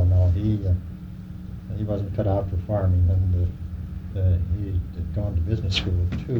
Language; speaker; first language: English; native; English